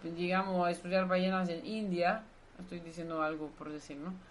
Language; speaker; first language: Spanish; non-native, fluent; Dutch